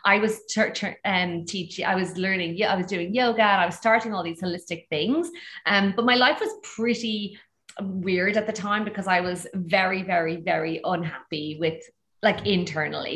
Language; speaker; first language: English; native; English